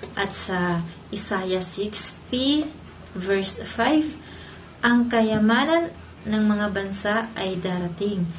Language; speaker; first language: Filipino; non-native, local second language; Cebuano